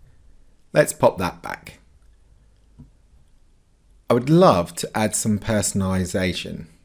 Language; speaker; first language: English; native; English